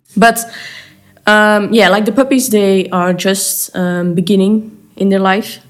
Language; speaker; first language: English; non-native, fluent; Dutch